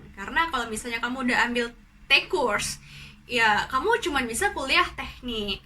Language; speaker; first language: Indonesian; native; Indonesian